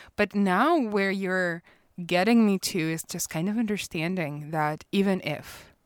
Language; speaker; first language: English; non-native, fluent; Russian